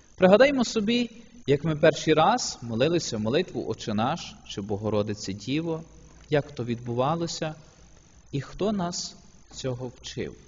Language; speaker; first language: Ukrainian; native; Ukrainian